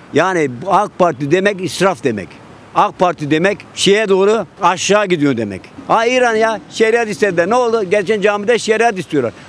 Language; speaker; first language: Turkish; native; Turkish